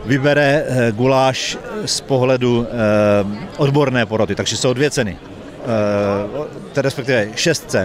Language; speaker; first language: Czech; native; Czech